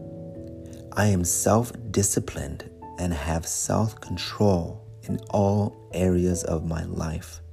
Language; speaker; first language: English; native; English